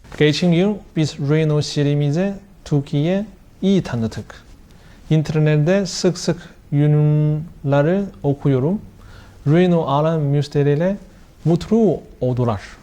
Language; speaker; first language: Turkish; non-native, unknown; Chinese